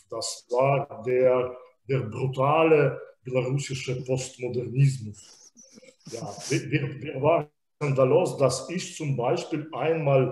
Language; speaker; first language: German; non-native, fluent; Belarusian